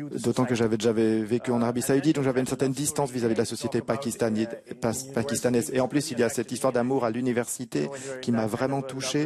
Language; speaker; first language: French; non-native, fluent; Urdu